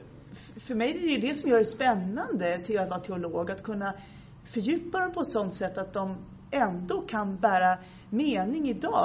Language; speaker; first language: Swedish; native; Swedish